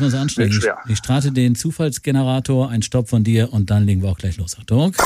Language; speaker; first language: German; native; German